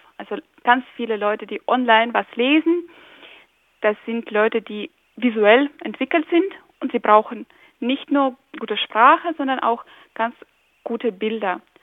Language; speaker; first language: German; non-native, fluent; Ukrainian